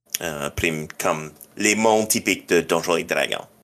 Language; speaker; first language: French; non-native, local second language; English